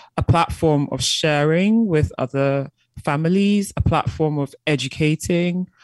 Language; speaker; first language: English; early bilingual, other home language; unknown